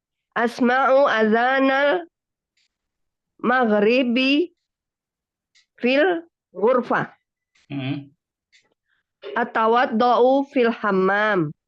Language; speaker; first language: Arabic; non-native, learner; Indonesian